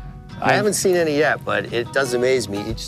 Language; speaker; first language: English; native; English